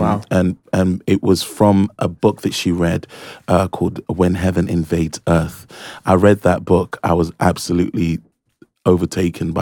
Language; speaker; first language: English; early bilingual, other home language; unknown